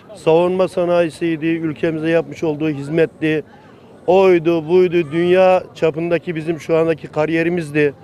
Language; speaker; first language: Turkish; native; Turkish